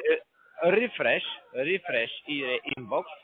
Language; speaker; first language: German; non-native, learner; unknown